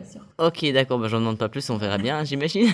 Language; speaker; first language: French; native; French